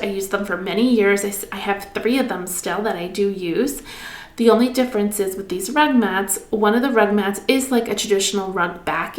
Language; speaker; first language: English; native; English